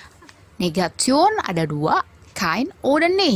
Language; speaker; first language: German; non-native, fluent; Indonesian